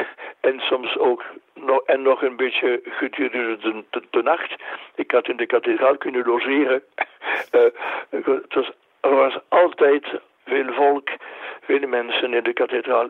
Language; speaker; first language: Dutch; non-native, local second language; French